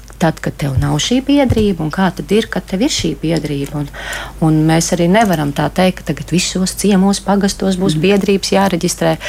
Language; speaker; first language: Latvian; native; Latvian